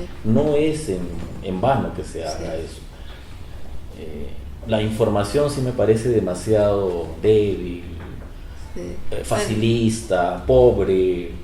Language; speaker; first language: Spanish; native; Spanish